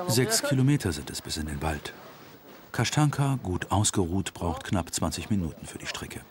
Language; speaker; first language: German; native; German